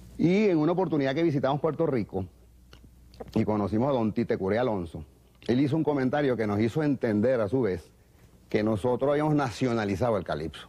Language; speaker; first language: Spanish; native; Spanish